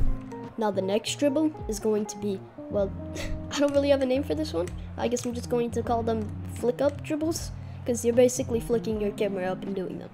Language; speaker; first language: English; native; English